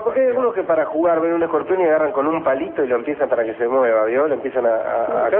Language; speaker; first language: Spanish; native; Spanish